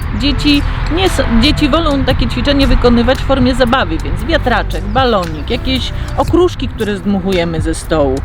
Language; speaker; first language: Polish; native; Polish